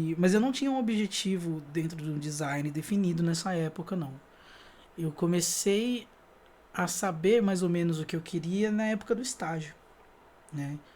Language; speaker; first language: Portuguese; native; Portuguese